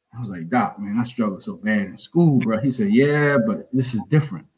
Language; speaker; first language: English; native; English